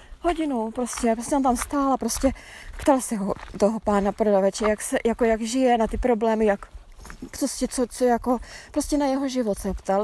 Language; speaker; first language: Czech; native; Czech